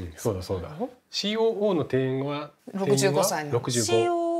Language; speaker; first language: Japanese; native; Japanese